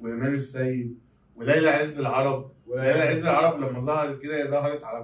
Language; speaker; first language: Arabic; native; Arabic